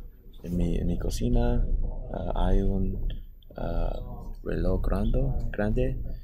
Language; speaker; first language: Spanish; non-native, learner; English